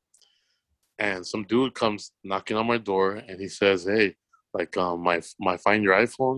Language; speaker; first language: English; native; English